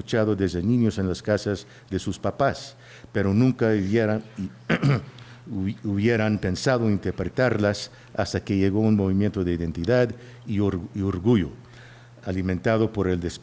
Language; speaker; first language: Spanish; early bilingual, heritage; Spanish